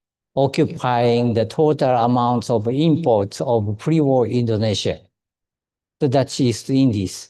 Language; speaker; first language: English; non-native, fluent; Japanese